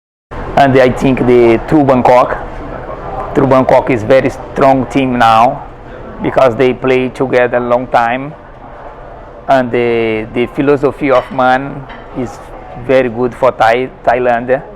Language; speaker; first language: English; non-native, learner; Portuguese